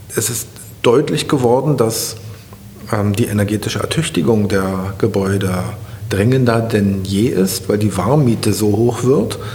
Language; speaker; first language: German; native; German